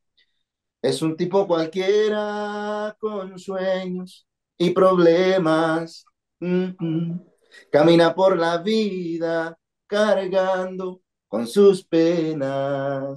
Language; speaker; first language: English; non-native, learner; Spanish